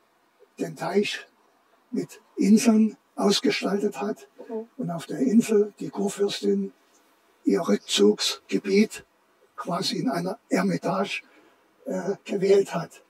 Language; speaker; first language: German; native; German